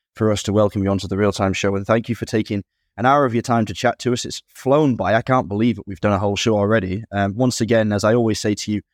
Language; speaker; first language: English; native; English